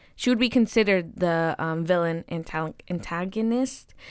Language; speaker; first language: English; native; English